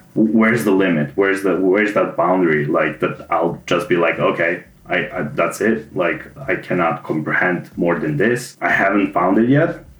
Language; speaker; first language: English; non-native, fluent; Serbian